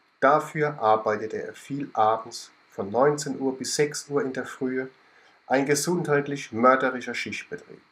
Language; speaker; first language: German; native; German